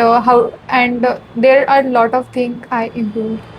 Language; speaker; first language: English; non-native, learner; Marathi